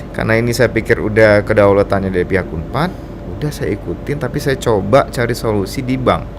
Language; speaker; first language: Indonesian; native; Indonesian